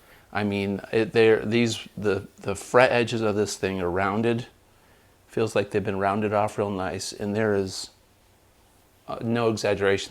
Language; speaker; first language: English; native; English